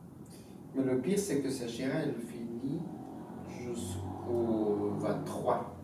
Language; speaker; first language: French; non-native, fluent; Spanish